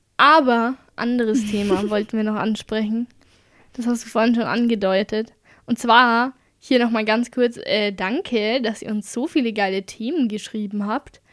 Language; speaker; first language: German; native; German